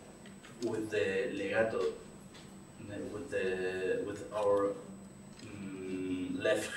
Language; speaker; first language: English; non-native, learner; Spanish